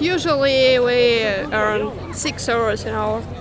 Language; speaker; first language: English; non-native, fluent; Estonian